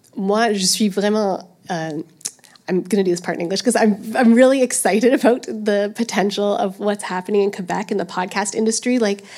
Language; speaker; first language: English; native; English